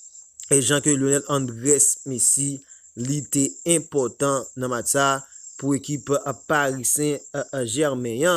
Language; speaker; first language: French; non-native, local second language; Haitian Creole